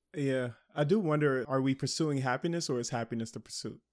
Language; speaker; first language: English; early bilingual, other home language; Haitian Creole